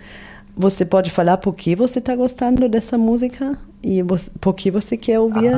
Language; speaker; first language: Portuguese; non-native, fluent; German